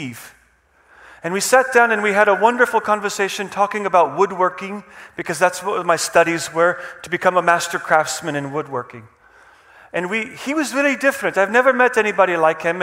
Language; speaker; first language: English; non-native, fluent; Czech